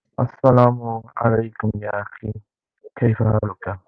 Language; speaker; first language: Arabic; non-native, learner; English